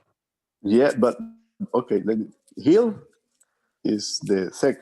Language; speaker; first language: English; non-native, learner; Spanish